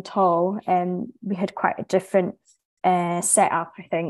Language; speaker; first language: English; native; English